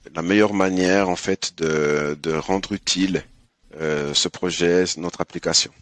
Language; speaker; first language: French; early bilingual, other home language; Haitian Creole